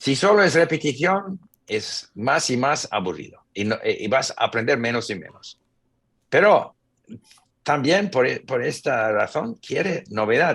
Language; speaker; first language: Spanish; non-native, fluent; English